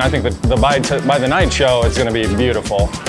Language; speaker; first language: English; native; English